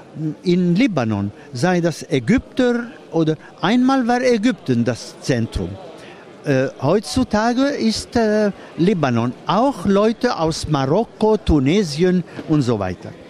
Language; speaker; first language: German; non-native, fluent; Arabic